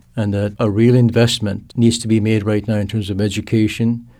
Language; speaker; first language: English; non-native, fluent; Cree